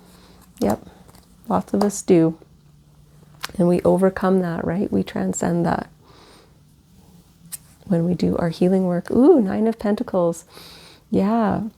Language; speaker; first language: English; native; English